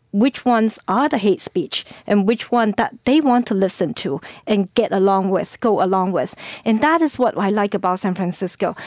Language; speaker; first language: English; non-native, fluent; Chinese